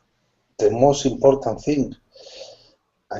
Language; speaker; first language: English; non-native, learner; Spanish